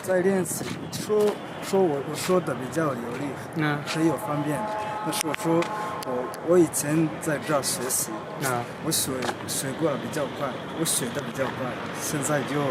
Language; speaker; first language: Chinese; non-native, learner; Kinyarwanda